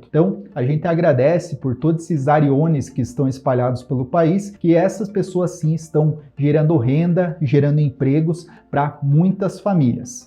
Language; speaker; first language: Portuguese; native; Portuguese